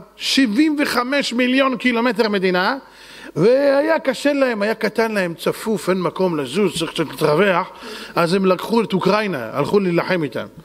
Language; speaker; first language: Hebrew; native; Hebrew